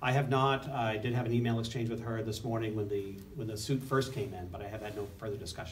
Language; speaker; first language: English; native; English